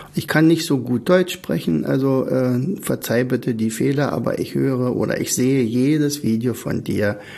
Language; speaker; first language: German; native; German